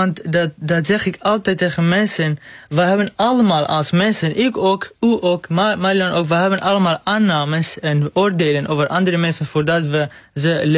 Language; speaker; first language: Dutch; non-native, fluent; Arabic